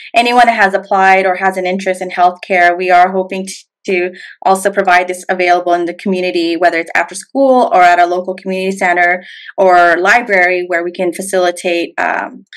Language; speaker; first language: English; native; English